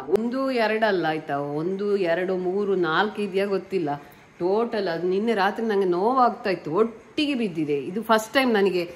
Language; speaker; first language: Kannada; native; Kannada